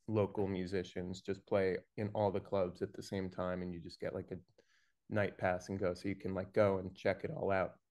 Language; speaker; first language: English; native; English